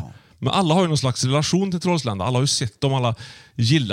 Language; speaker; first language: Swedish; native; Swedish